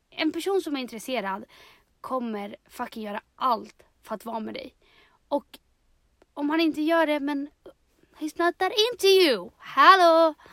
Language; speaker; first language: Swedish; early bilingual, other home language; Spanish